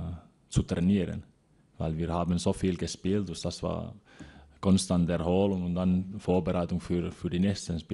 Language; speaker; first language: German; non-native, fluent; Finnish